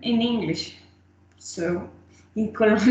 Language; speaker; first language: English; non-native, learner; Spanish